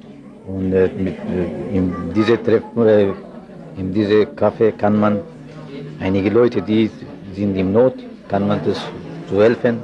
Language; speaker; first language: German; non-native, learner; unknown